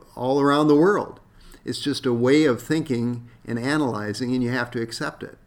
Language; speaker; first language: English; native; English